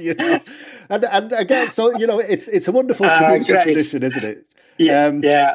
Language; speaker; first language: English; native; English